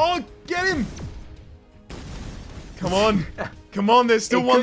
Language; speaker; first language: English; native; English